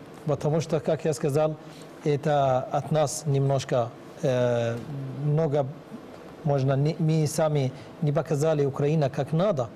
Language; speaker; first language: Russian; non-native, learner; Arabic